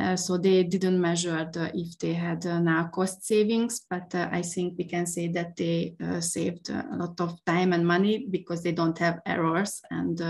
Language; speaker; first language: English; non-native, fluent; Hungarian